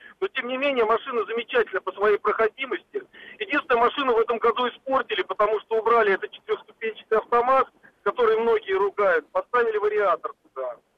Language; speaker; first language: Russian; native; Russian